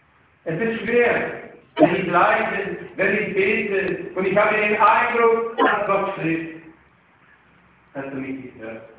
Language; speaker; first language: German; non-native, fluent; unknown